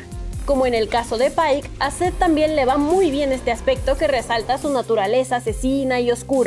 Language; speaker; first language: Spanish; native; Spanish